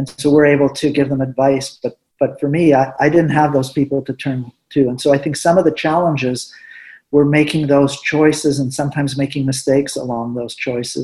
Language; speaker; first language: English; early bilingual, other home language; Spanish